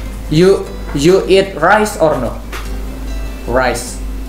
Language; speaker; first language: English; non-native, learner; Indonesian